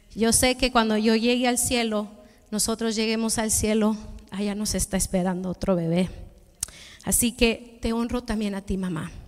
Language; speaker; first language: Spanish; early bilingual, heritage; Spanish